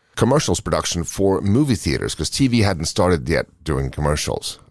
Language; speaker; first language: English; non-native, fluent; Norwegian